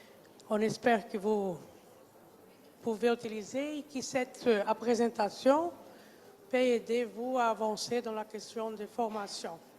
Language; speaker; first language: French; non-native, fluent; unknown